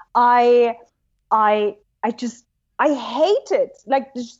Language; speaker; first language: English; non-native, fluent; German